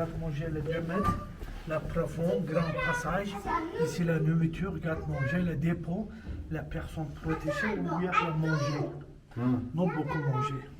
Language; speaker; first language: French; non-native, learner; Turkish